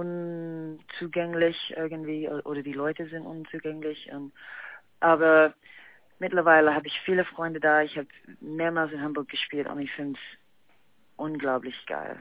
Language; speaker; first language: German; non-native, fluent; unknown